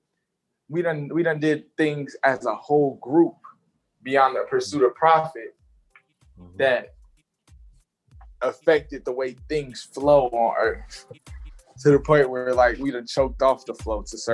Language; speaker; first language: English; native; English